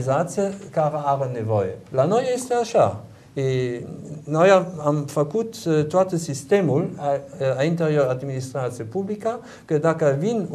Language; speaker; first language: Romanian; non-native, learner; German